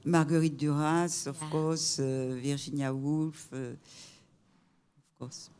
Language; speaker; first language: English; non-native, fluent; French